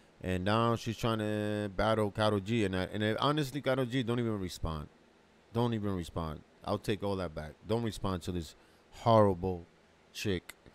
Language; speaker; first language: English; early bilingual, other home language; Spanish